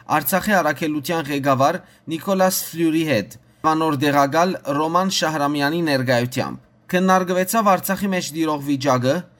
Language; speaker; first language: Armenian; native; Armenian